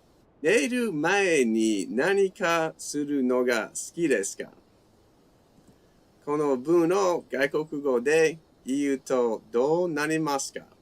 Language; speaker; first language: Japanese; non-native, fluent; English